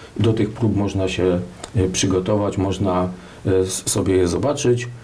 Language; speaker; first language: Polish; native; Polish